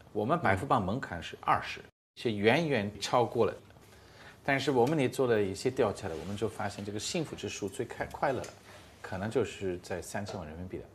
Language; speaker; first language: Chinese; non-native, fluent; English